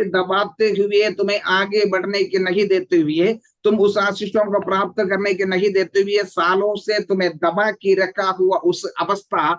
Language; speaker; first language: Hindi; non-native, local second language; Malayalam